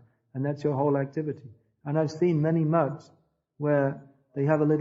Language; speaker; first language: English; native; English